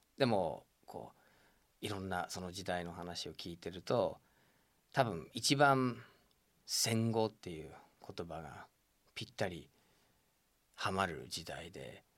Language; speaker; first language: Japanese; non-native, fluent; English